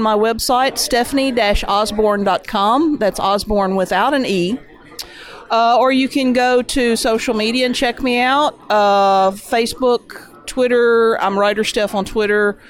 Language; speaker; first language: English; native; English